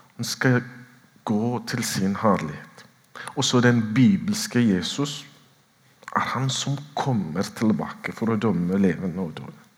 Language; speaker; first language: Norwegian; non-native, fluent; Oromo